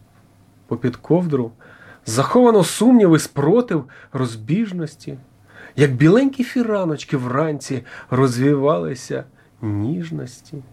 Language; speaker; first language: Ukrainian; native; Ukrainian